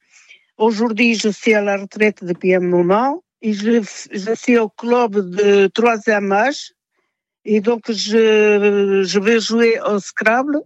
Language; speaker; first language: French; non-native, fluent; Portuguese